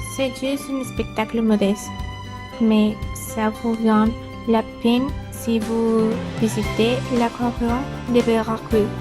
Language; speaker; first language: French; non-native, learner; Spanish